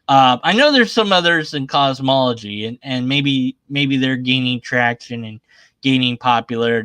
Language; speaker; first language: English; native; English